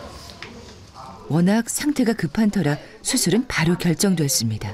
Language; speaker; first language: Korean; native; Korean